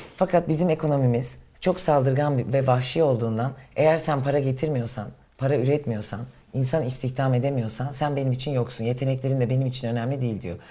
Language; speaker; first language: Turkish; native; Turkish